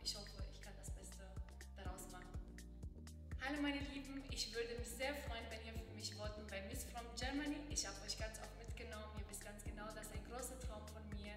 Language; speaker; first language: German; non-native, fluent; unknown